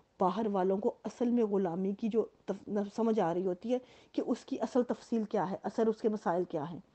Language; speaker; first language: Hindi; native; Hindi